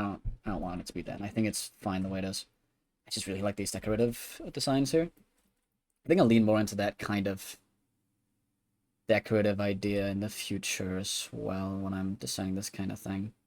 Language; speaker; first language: English; native; English